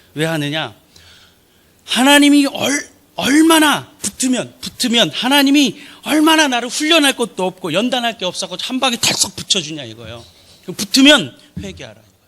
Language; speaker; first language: Korean; native; Korean